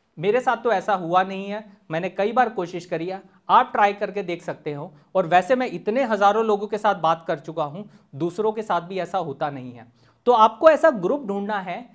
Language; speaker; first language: Hindi; native; Hindi